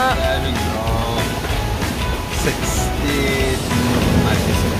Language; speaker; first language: Norwegian; native; Norwegian